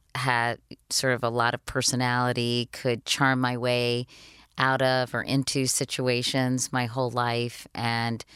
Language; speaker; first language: English; native; English